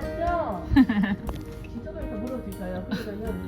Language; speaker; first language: Korean; native; Korean